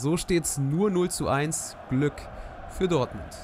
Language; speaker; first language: German; native; German